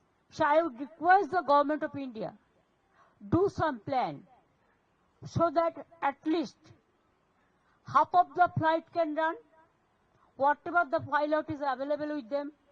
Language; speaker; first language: English; non-native, local second language; Bangla